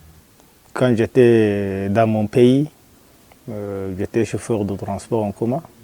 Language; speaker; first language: French; non-native, fluent; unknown